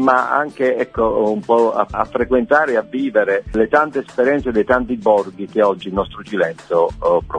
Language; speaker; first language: Italian; native; Italian